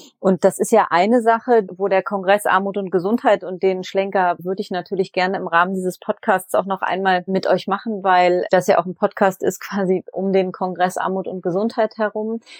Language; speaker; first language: German; native; German